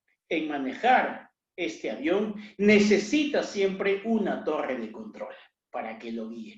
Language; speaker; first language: Spanish; native; Spanish